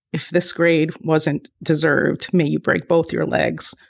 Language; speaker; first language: English; early bilingual, other home language; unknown